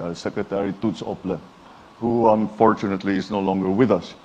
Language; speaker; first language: English; non-native, local second language; Filipino